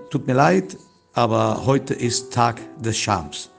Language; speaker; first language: German; non-native, fluent; Spanish